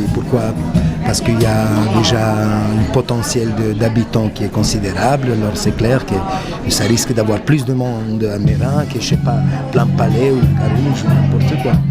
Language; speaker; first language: French; non-native, fluent; Italian